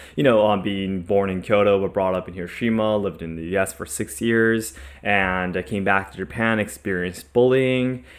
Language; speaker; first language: English; non-native, fluent; Japanese